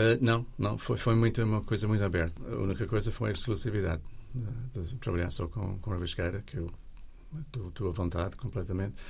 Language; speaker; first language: Portuguese; non-native, fluent; English